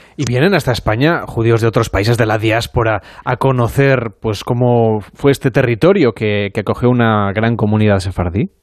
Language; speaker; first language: Spanish; native; Spanish